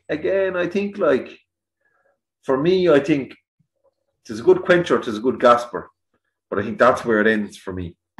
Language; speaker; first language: English; native; English